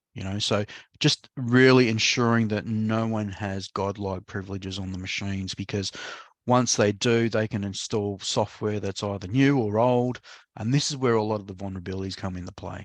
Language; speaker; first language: English; native; English